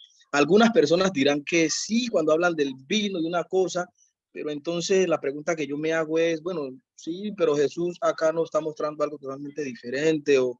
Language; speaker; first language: Spanish; native; Spanish